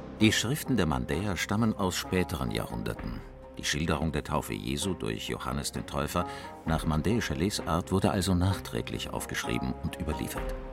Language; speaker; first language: German; native; German